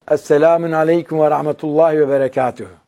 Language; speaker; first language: Turkish; native; Turkish